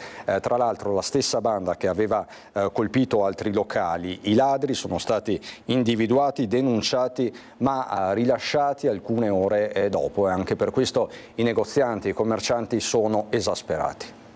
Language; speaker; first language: Italian; native; Italian